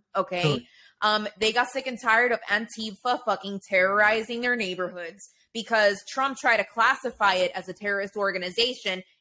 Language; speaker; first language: English; native; English